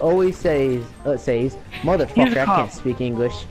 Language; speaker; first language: English; native; English